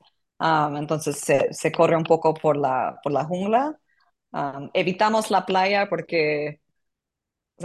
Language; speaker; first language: Spanish; non-native, fluent; English